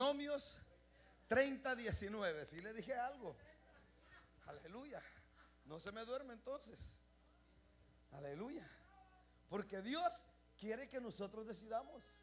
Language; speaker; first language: Spanish; native; Spanish